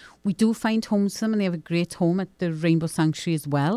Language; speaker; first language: English; native; English